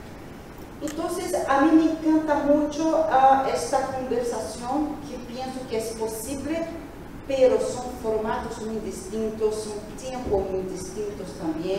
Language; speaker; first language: Spanish; non-native, learner; Portuguese